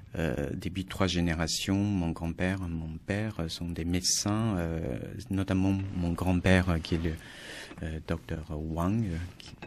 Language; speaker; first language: French; non-native, fluent; Chinese